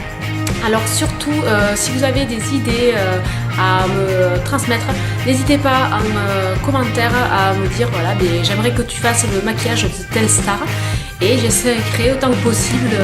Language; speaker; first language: French; native; French